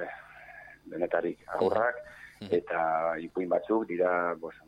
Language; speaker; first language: Basque; non-native, local second language; Spanish